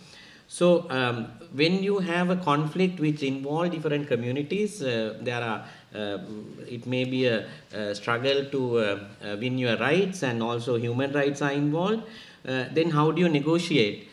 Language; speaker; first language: English; non-native, local second language; Sinhala